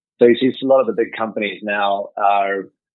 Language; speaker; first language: English; native; English